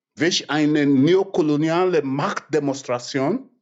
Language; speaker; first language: German; non-native, fluent; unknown